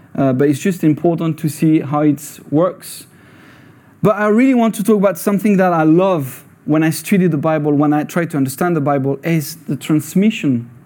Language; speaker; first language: English; non-native, fluent; French